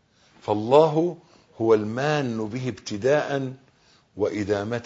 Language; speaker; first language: Arabic; native; Arabic